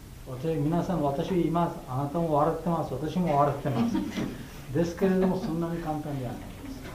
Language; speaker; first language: Japanese; non-native, fluent; Bangla